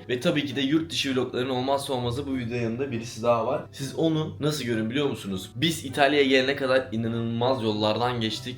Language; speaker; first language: Turkish; native; Turkish